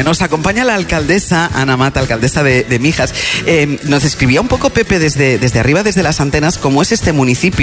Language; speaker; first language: Spanish; native; Spanish